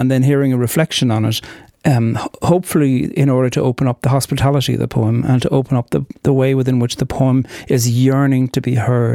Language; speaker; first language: English; non-native, local second language; Irish